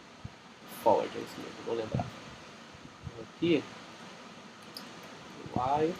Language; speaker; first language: Portuguese; native; Portuguese